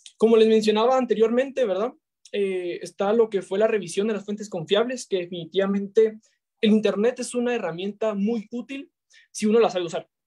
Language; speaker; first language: Spanish; native; Spanish